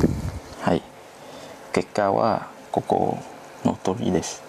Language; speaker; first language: Japanese; non-native, learner; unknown